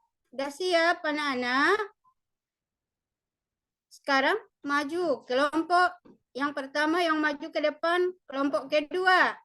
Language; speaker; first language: Indonesian; native; Indonesian